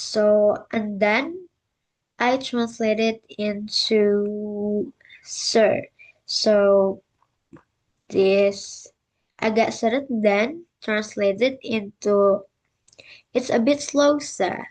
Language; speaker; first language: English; non-native, learner; Indonesian